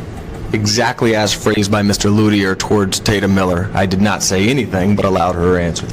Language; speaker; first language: English; native; English